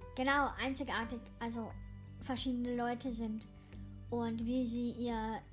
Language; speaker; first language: German; non-native, local second language; English